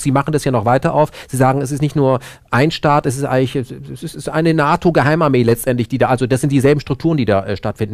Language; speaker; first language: German; native; German